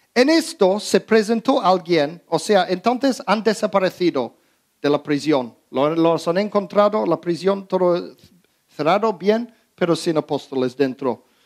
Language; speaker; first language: Spanish; early bilingual, heritage; Spanish